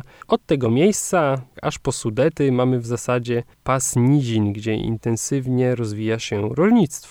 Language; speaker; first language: Polish; native; Polish